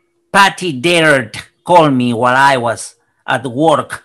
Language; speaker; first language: English; non-native, fluent; Spanish